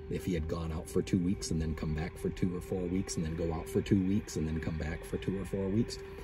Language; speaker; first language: English; native; English